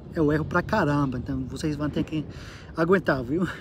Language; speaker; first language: Portuguese; non-native, learner; English